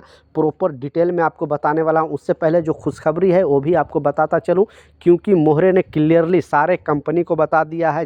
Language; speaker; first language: Hindi; native; Hindi